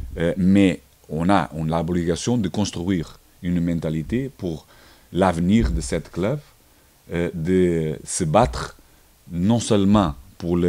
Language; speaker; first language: French; non-native, learner; Portuguese